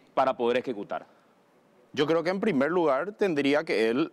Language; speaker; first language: Spanish; native; Spanish